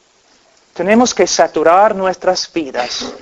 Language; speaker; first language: Spanish; non-native, fluent; English